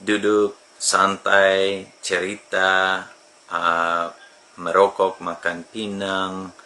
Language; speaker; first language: Indonesian; non-native, fluent; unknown